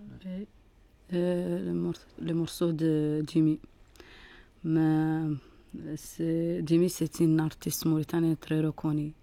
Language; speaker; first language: French; non-native, learner; Arabic